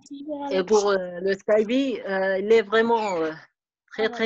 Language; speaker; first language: French; non-native, learner; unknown